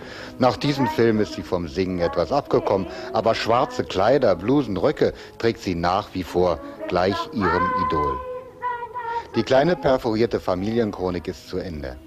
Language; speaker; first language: German; native; German